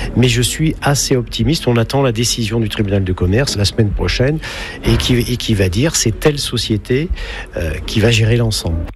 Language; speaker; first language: French; native; French